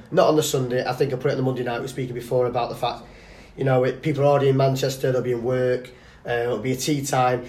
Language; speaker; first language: English; native; English